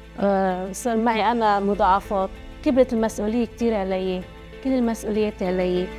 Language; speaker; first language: Arabic; native; Arabic